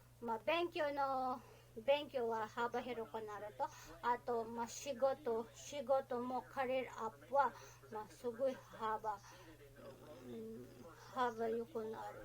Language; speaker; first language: Japanese; non-native, learner; Filipino